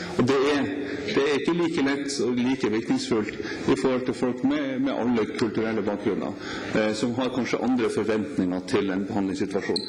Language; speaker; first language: Norwegian; native; Norwegian